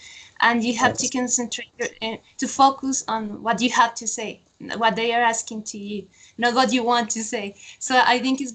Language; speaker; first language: English; non-native, fluent; Spanish